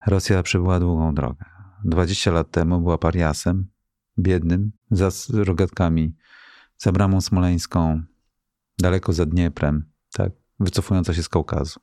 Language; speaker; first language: Polish; native; Polish